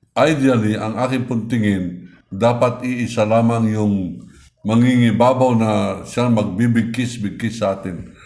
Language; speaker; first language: Filipino; non-native, local second language; Iloko